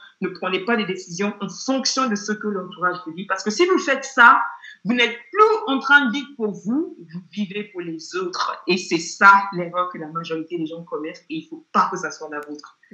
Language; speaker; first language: French; non-native, fluent; Yoruba